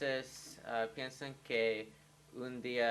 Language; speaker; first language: Spanish; non-native, learner; English